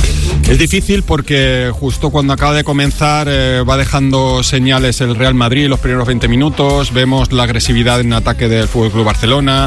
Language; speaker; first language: Spanish; native; Spanish